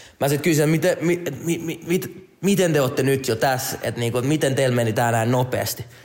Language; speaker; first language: Finnish; non-native, local second language; Swedish